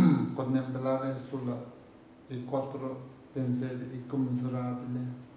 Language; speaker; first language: Italian; non-native, learner; Tibetan